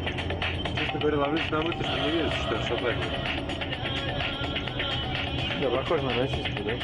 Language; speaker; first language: Russian; native; Russian